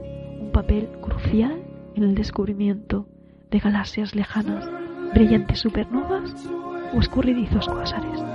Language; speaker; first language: Spanish; native; Spanish